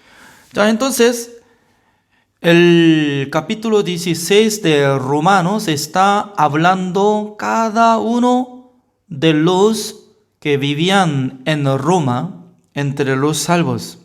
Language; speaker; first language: Spanish; non-native, fluent; Korean